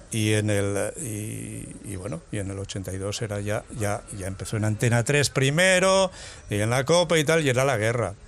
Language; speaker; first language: Spanish; native; Spanish